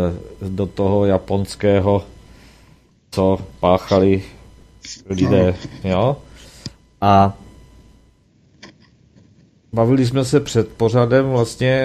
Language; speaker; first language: Czech; native; Czech